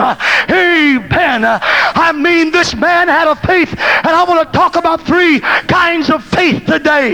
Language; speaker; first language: English; native; English